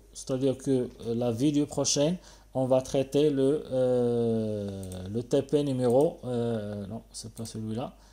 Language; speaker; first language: French; non-native, local second language; Arabic